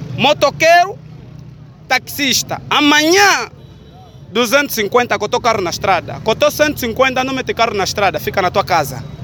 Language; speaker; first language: Portuguese; native; Portuguese